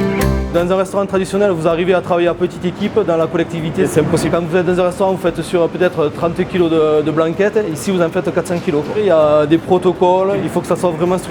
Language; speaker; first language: French; native; French